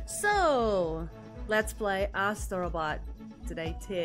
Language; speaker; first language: English; non-native, fluent; Japanese